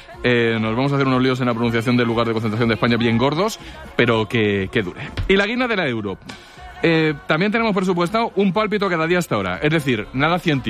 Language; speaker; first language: Spanish; native; Spanish